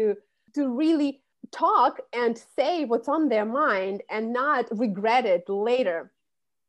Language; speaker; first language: English; non-native, fluent; Russian